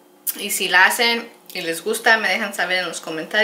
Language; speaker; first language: Spanish; early bilingual, heritage; Spanish